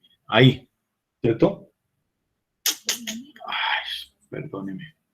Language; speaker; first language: Spanish; native; Spanish